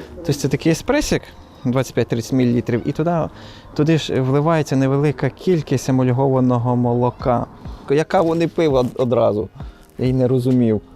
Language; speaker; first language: Ukrainian; native; Ukrainian